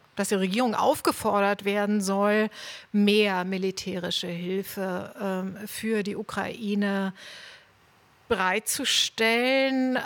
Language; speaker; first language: German; native; German